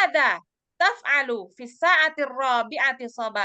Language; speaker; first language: Arabic; non-native, fluent; Indonesian